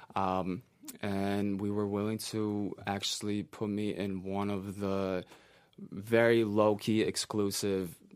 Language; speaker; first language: English; native; English